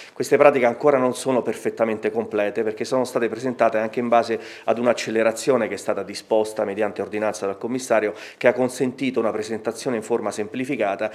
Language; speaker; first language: Italian; native; Italian